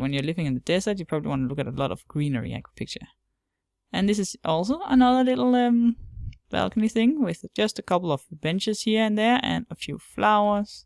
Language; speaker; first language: English; non-native, fluent; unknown